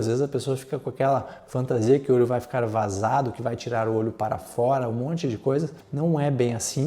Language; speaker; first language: Portuguese; native; Portuguese